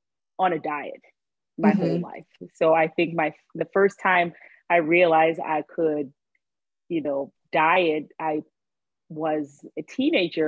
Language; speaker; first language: English; non-native, local second language; Swati